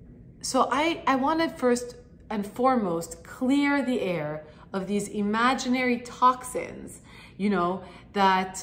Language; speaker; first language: English; native; English